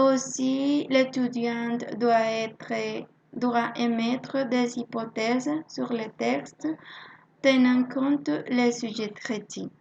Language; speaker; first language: French; non-native, learner; Spanish